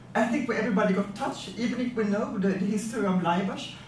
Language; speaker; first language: English; non-native, fluent; Swedish